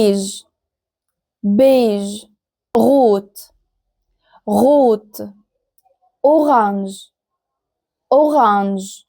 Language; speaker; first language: German; non-native, fluent; Arabic